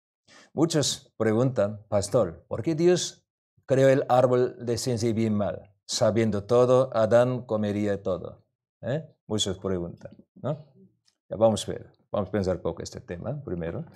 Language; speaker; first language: Spanish; non-native, learner; Korean